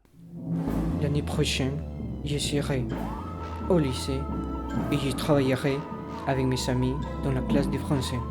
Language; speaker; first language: French; non-native, learner; Spanish